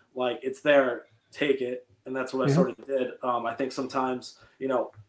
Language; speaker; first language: English; native; English